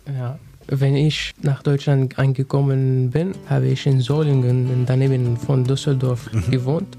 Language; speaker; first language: German; non-native, fluent; Arabic